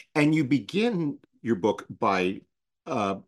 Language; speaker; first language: English; native; English